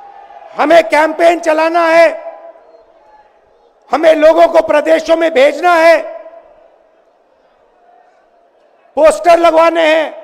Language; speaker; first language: Hindi; native; Hindi